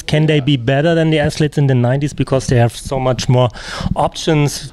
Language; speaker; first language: English; non-native, fluent; German